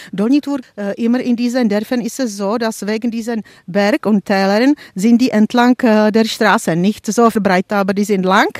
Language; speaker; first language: German; non-native, fluent; Czech